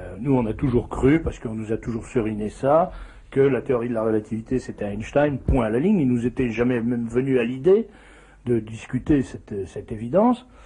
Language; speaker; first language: French; native; French